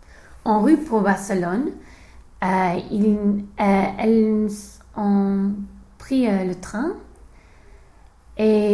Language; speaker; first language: French; non-native, learner; English